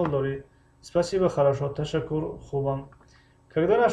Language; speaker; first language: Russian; non-native, fluent; Tajik